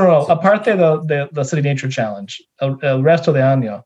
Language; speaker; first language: Spanish; non-native, fluent; English